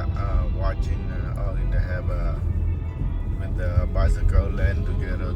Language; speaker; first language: English; non-native, learner; Khmer